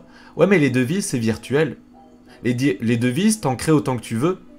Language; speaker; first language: French; native; French